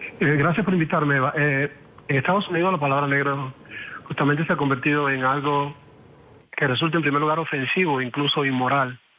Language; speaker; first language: Spanish; native; Spanish